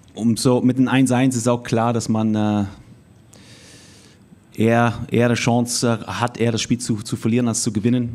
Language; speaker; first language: German; native; German